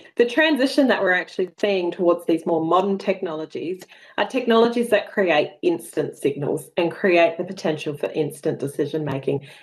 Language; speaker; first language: English; native; English